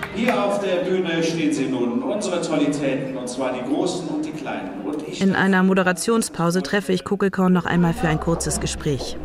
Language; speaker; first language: German; native; German